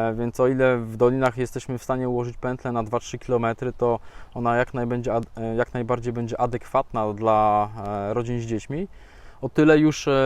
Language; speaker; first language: Polish; native; Polish